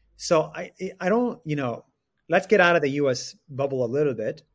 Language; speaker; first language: English; non-native, fluent; Arabic